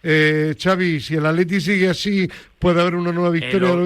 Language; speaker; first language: Spanish; native; Spanish